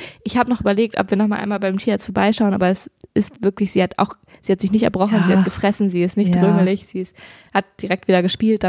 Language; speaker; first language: German; native; German